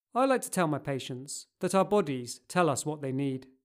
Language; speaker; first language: English; native; English